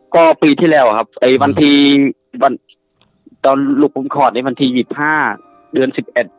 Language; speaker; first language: Thai; non-native, fluent; Khmer